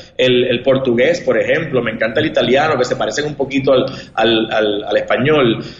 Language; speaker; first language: Spanish; native; Spanish